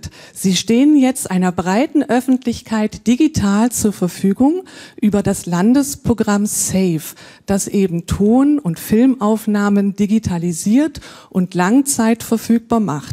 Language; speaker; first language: German; native; German